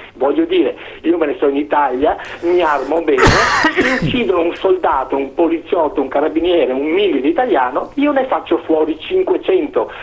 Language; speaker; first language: Italian; native; Italian